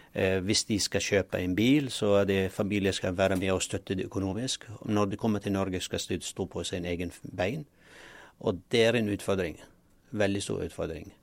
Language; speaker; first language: Norwegian; non-native, fluent; Arabic